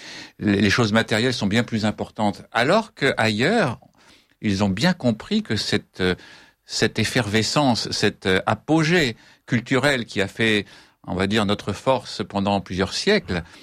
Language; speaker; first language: French; native; French